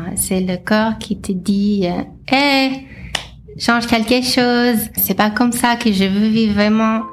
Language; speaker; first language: French; non-native, fluent; English